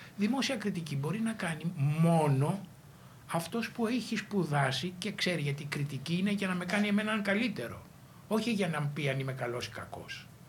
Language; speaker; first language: Greek; native; Greek